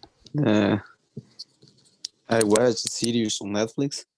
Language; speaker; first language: English; non-native, learner; Spanish